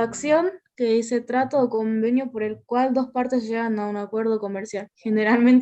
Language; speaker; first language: Spanish; native; Spanish